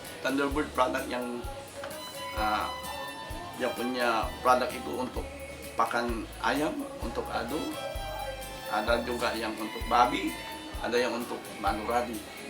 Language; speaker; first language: Indonesian; non-native, fluent; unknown